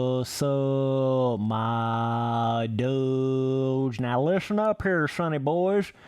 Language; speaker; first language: English; native; English